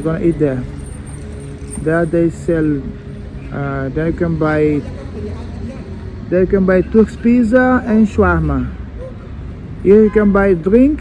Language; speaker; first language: English; non-native, learner; Portuguese